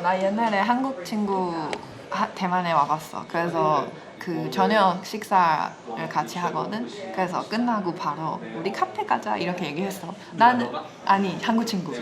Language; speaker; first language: Korean; non-native, fluent; Chinese